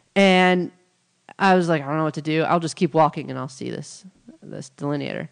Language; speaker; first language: English; native; English